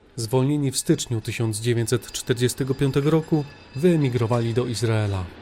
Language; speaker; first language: Polish; native; Polish